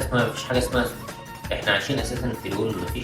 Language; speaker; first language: Arabic; native; Arabic